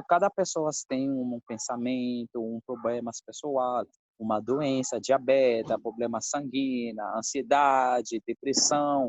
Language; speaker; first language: Portuguese; non-native, fluent; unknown